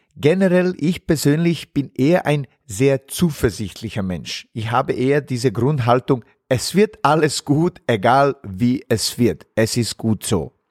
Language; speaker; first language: German; non-native, fluent; Bosnian